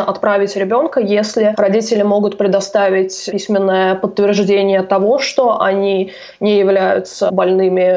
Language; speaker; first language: Russian; native; Russian